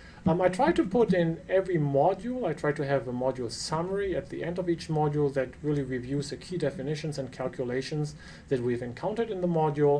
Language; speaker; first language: English; non-native, fluent; German